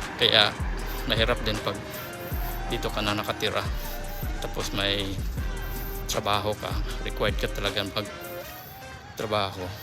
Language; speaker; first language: Filipino; non-native, local second language; Cebuano